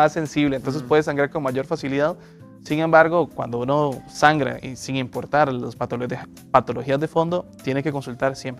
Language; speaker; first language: Spanish; native; Spanish